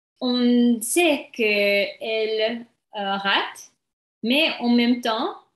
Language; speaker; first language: French; non-native, learner; English